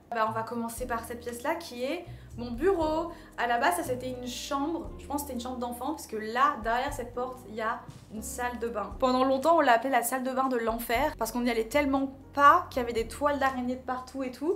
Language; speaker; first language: French; native; French